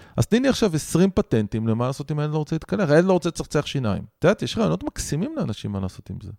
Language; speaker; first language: Hebrew; native; Hebrew